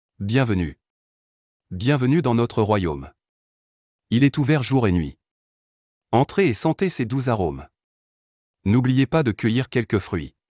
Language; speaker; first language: French; non-native, local second language; Arabic